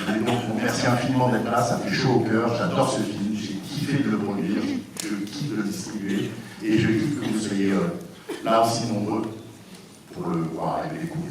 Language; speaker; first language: French; native; French